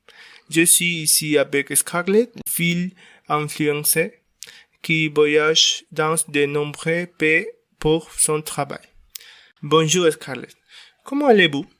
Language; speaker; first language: French; non-native, learner; Spanish